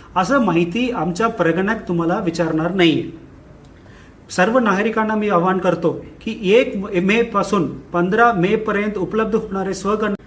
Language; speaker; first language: Marathi; non-native, local second language; Tamil